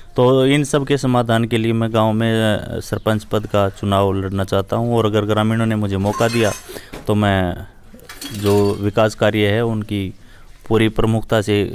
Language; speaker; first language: Hindi; native; Hindi